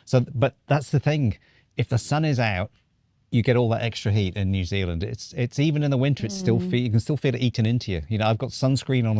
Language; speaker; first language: English; native; English